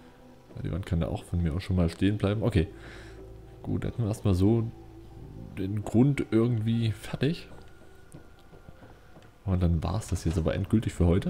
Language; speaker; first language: German; native; German